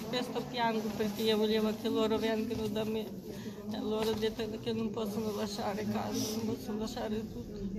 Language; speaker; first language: Italian; non-native, fluent; Ukrainian